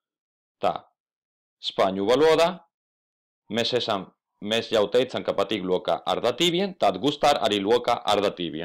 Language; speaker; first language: Latvian; non-native, fluent; Spanish